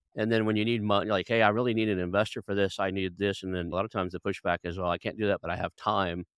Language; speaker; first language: English; native; English